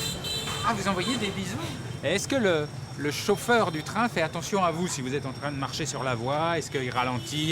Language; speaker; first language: French; native; French